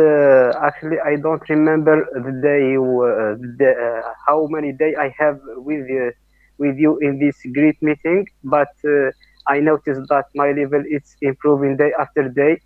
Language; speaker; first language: English; non-native, learner; Arabic